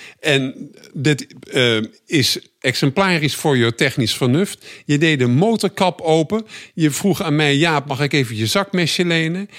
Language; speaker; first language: Dutch; native; Dutch